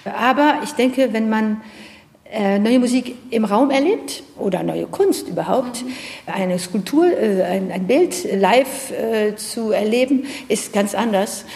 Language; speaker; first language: German; non-native, fluent; French